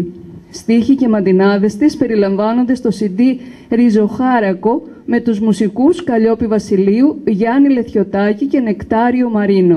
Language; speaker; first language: Greek; native; Greek